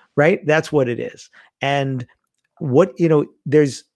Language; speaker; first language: English; native; English